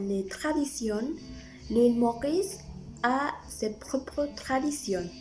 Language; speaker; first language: French; non-native, learner; Spanish